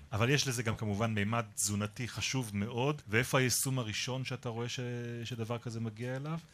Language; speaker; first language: Hebrew; native; Hebrew